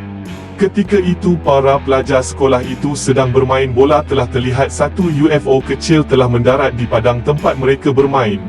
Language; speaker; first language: Malay; native; Malay